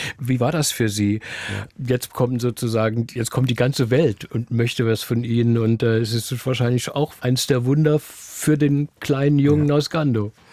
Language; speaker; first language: German; native; German